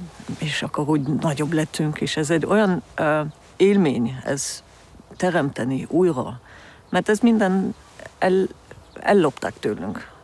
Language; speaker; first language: Hungarian; early bilingual, heritage; Hungarian